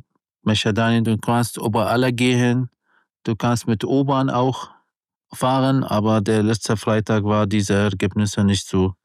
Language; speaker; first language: German; non-native, learner; Arabic